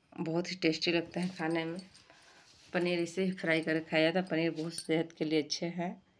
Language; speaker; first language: Hindi; native; Hindi